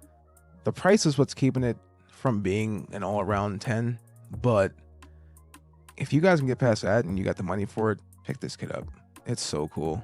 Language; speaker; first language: English; native; English